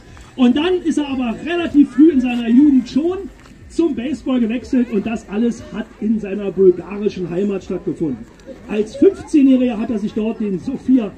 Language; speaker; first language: German; native; German